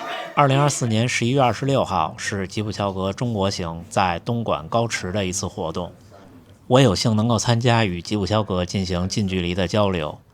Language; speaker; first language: Chinese; native; Chinese